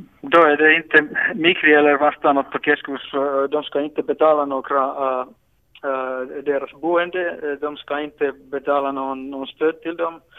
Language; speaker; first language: Swedish; non-native, local second language; Finnish